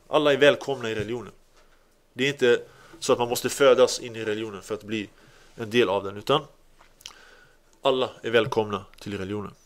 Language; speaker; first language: Swedish; early bilingual, other home language; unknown